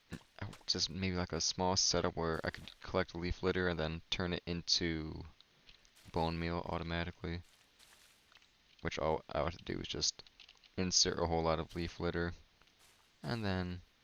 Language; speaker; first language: English; native; English